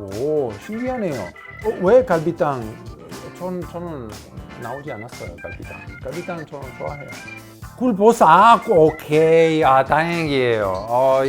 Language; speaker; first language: Korean; non-native, learner; Italian